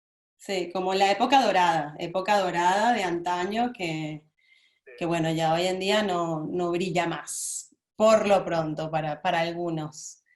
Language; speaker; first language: Spanish; native; Spanish